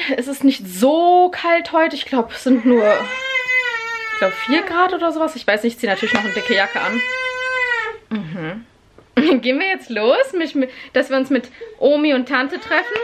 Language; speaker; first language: German; native; German